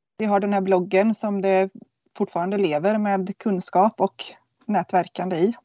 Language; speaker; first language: Swedish; native; Swedish